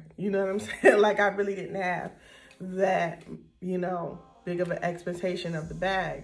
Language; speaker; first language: English; native; English